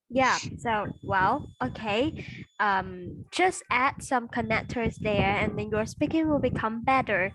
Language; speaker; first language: English; non-native, fluent; Vietnamese